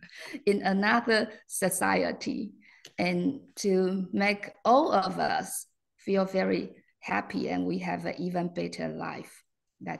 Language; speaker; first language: English; non-native, fluent; Chinese